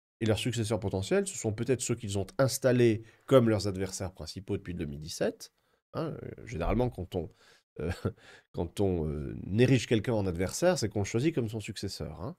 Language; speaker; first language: French; native; French